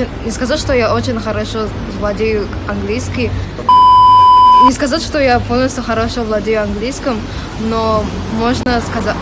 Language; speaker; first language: Russian; non-native, local second language; English